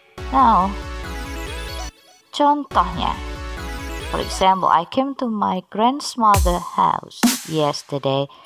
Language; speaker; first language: English; non-native, learner; Javanese